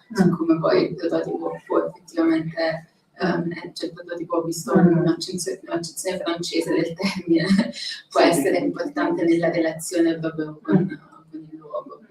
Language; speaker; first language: Italian; native; Italian